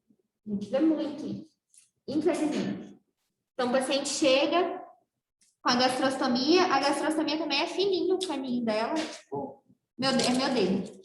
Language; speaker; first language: Portuguese; native; Portuguese